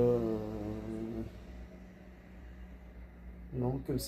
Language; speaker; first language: French; native; French